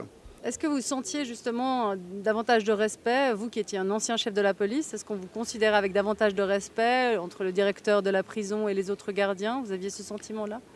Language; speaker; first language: French; native; French